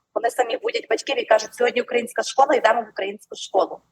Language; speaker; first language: Ukrainian; native; Ukrainian